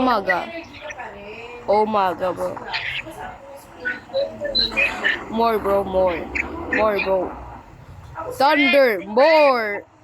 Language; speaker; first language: English; non-native, local second language; Filipino